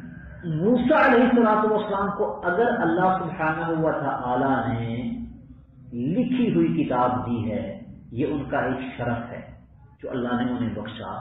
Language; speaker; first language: Urdu; native; Urdu